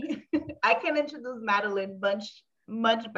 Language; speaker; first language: English; native; English